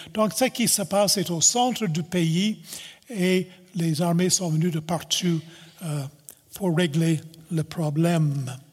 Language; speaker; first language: French; non-native, local second language; English